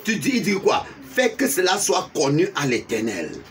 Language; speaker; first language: French; non-native, local second language; English